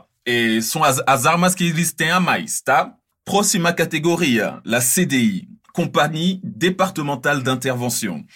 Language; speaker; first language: Portuguese; non-native, fluent; French